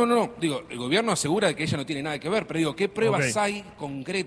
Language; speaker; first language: Spanish; native; Spanish